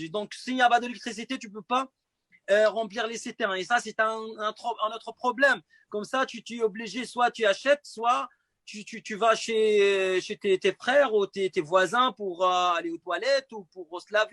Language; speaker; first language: French; non-native, fluent; Arabic